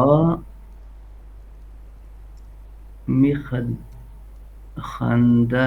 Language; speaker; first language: Persian; non-native, learner; Urdu